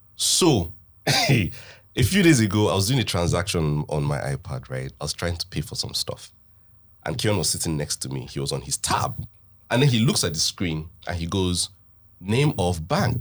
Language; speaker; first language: English; non-native, local second language; Hausa